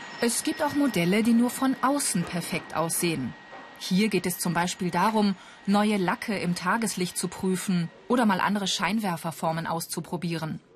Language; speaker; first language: German; native; German